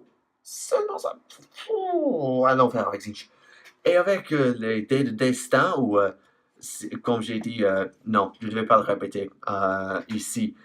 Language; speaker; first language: French; non-native, fluent; English